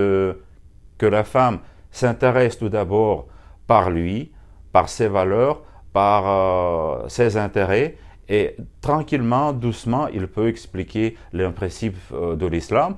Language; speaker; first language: French; non-native, fluent; Russian